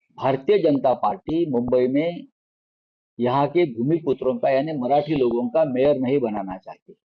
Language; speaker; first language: Hindi; non-native, local second language; Marathi